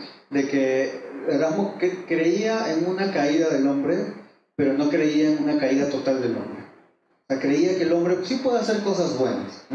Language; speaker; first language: Spanish; native; Spanish